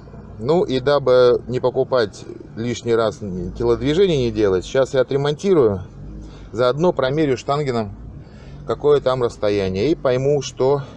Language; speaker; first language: Russian; native; Russian